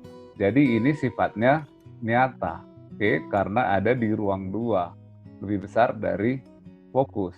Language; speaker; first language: Indonesian; native; Indonesian